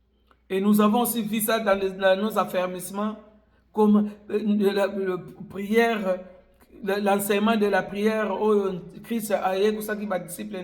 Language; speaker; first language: French; non-native, local second language; Lingala